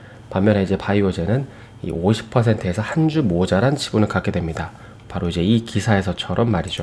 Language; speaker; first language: Korean; native; Korean